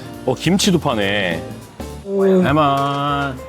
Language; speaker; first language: Korean; native; Korean